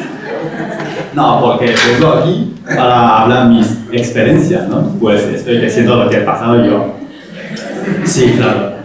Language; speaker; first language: Spanish; non-native, fluent; Chinese